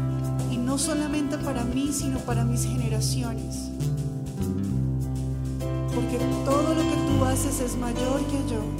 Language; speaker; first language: Spanish; native; Spanish